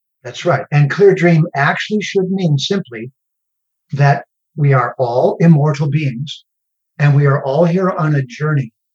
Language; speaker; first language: English; native; English